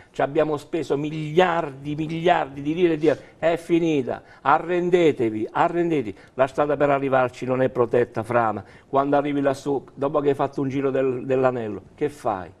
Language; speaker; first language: Italian; native; Italian